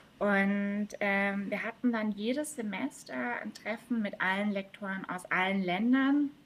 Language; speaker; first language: German; native; German